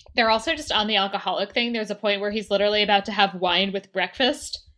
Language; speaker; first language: English; native; English